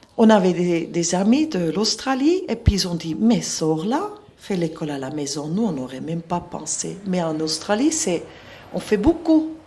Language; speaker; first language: French; non-native, local second language; Swiss German